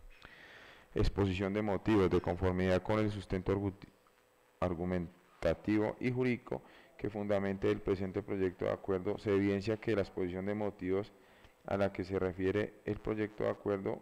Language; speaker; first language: Spanish; native; Spanish